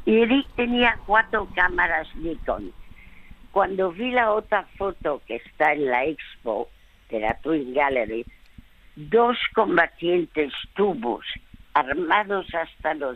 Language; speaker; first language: Spanish; early bilingual, other home language; French